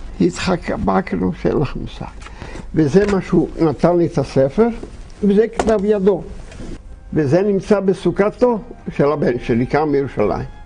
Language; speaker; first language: Hebrew; non-native, fluent; Yiddish